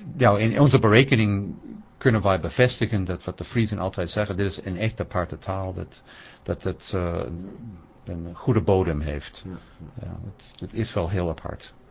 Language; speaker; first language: Dutch; non-native, fluent; English